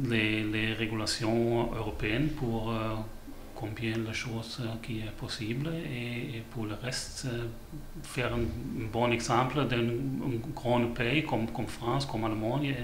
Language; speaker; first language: French; non-native, learner; German